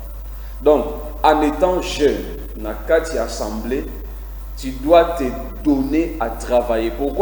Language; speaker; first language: French; non-native, local second language; Lingala